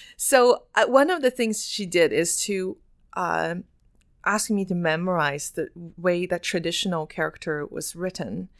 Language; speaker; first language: English; non-native, fluent; Chinese